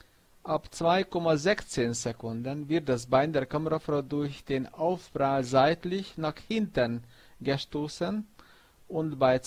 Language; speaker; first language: German; non-native, fluent; Hungarian